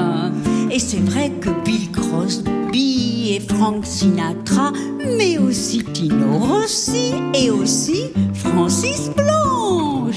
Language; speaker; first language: French; native; French